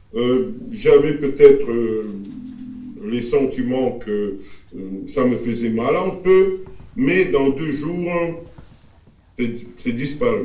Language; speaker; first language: French; non-native, fluent; Russian